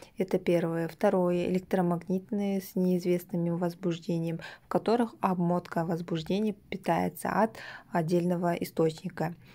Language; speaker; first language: Russian; non-native, local second language; Kazakh